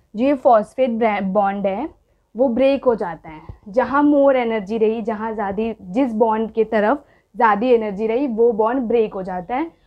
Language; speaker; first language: Hindi; non-native, local second language; Marathi